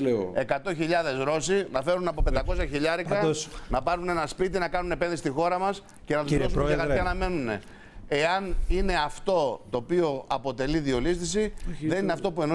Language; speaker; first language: Greek; native; Greek